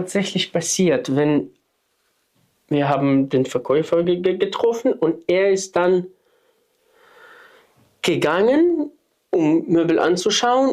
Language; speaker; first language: German; non-native, fluent; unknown